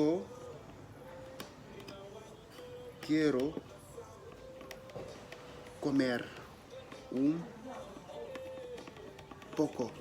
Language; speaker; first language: Spanish; non-native, learner; Wolof